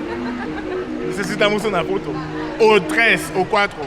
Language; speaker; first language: Spanish; non-native, learner; English